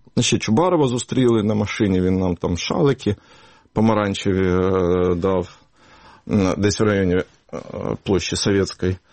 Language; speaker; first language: Ukrainian; native; Ukrainian